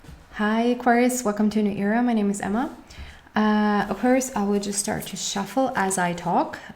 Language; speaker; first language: English; non-native, fluent; Swedish